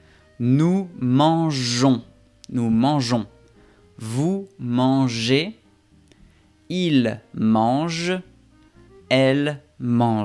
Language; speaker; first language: French; non-native, fluent; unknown